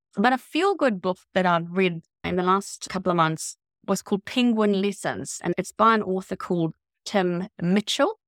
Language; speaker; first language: English; non-native, fluent; Swedish